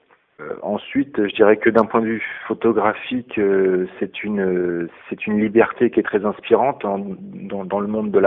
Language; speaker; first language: French; native; French